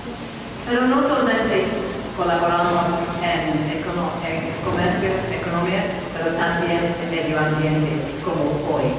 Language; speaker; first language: Spanish; non-native, fluent; English